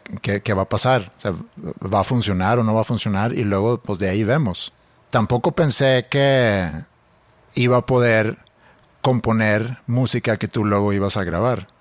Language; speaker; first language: Spanish; non-native, fluent; Swedish